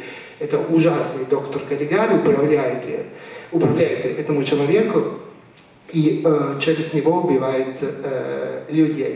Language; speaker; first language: Russian; non-native, fluent; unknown